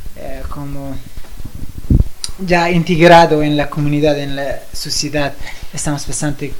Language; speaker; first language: Spanish; non-native, fluent; Persian